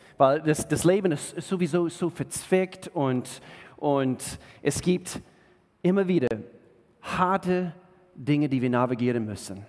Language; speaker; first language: German; non-native, fluent; English